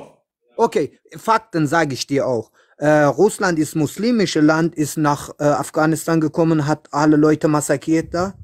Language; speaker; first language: German; non-native, learner; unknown